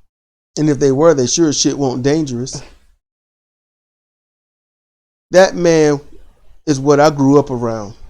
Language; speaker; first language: English; native; English